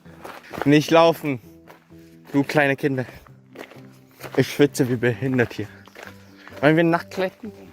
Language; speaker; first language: German; early bilingual, other home language; Vietnamese